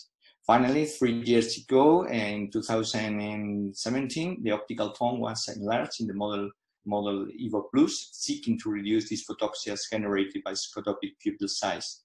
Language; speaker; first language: English; non-native, fluent; Spanish